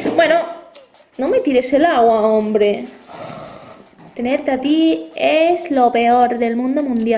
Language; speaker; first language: Spanish; native; Spanish